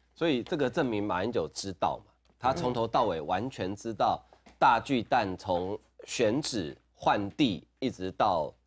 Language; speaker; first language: Chinese; native; Chinese